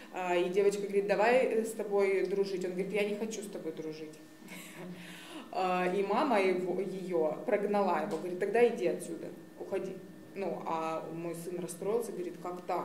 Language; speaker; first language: Russian; native; Russian